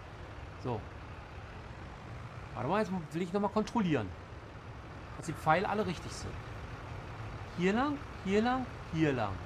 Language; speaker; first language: German; native; German